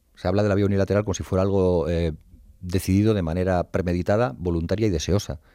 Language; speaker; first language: Spanish; native; Spanish